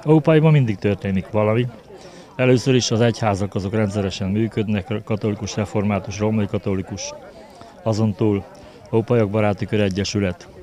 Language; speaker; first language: Hungarian; native; Hungarian